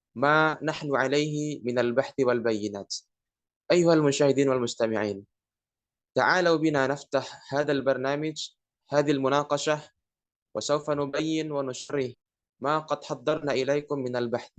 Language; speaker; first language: Arabic; non-native, learner; Indonesian